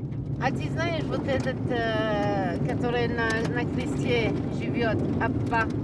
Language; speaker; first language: Russian; non-native, fluent; French